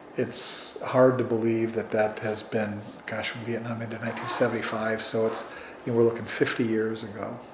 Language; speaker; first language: English; native; English